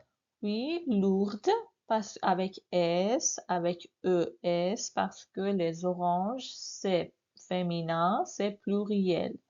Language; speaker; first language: French; non-native, fluent; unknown